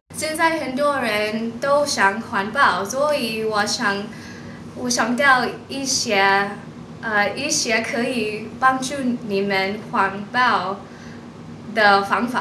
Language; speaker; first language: Chinese; non-native, learner; English